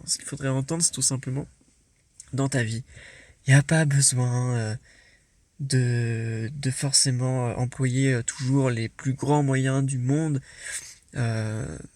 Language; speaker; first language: French; native; French